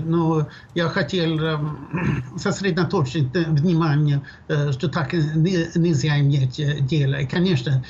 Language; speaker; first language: Russian; non-native, fluent; Swedish